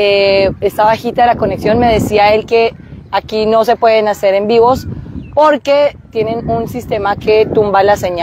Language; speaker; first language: Spanish; native; Spanish